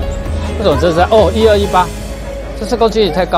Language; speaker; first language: Chinese; native; Chinese